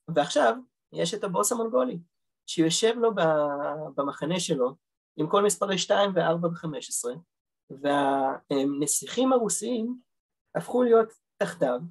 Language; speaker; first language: Hebrew; early bilingual, other home language; Russian